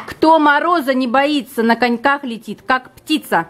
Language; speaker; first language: Russian; native; Russian